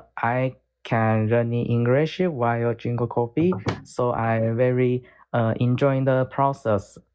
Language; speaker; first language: English; non-native, learner; Korean